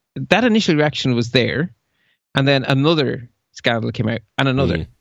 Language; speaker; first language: English; early bilingual, other home language; Dutch